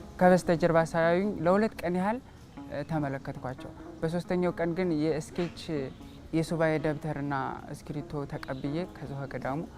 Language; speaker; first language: Amharic; native; Amharic